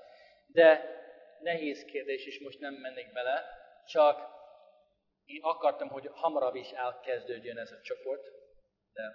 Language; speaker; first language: Hungarian; non-native, fluent; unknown